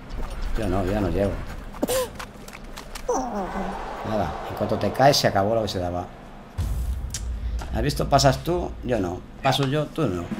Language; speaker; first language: Spanish; native; Spanish